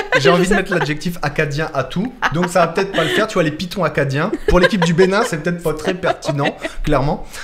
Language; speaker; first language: French; native; French